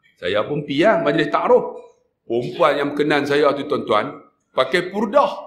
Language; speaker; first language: Malay; native; Malay